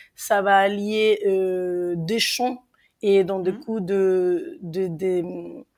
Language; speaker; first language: French; non-native, fluent; Spanish